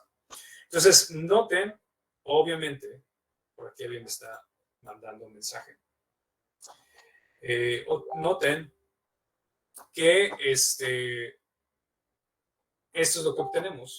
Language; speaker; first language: Spanish; native; Spanish